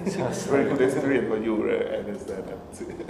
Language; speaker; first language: English; non-native, fluent; Thai